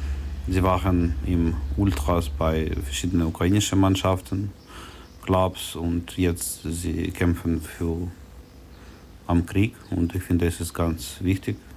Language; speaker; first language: German; non-native, learner; Ukrainian